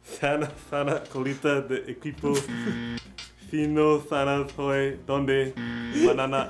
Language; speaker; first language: Spanish; non-native, learner; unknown